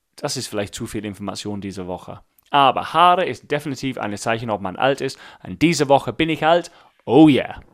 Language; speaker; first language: German; non-native, fluent; English